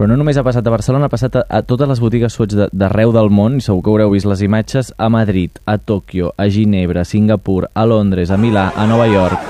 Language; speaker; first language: Catalan; native; Catalan